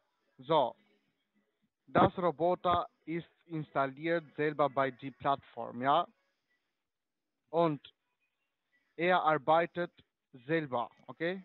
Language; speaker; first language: German; non-native, learner; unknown